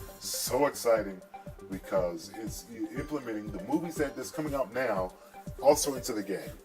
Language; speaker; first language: English; native; English